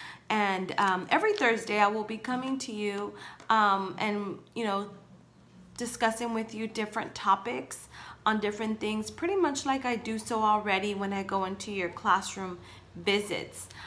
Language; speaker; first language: English; early bilingual, other home language; Spanish